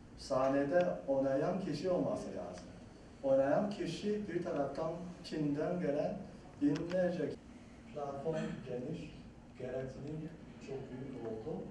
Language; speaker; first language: Turkish; non-native, fluent; Chinese